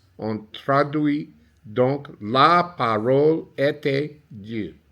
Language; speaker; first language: French; non-native, learner; English